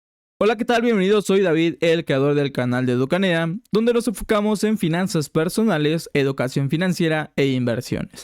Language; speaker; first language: Spanish; native; Spanish